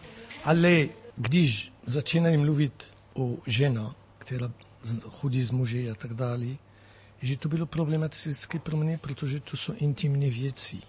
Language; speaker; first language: Czech; non-native, learner; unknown